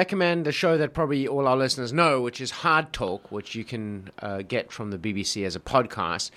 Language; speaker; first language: English; native; English